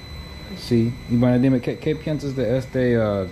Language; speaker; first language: Spanish; non-native, learner; English